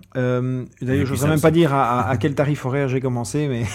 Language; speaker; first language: French; non-native, fluent; English